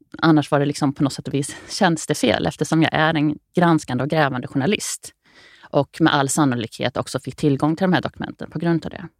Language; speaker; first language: Swedish; native; Swedish